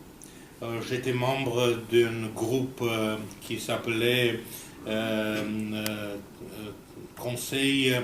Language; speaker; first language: French; non-native, fluent; Romanian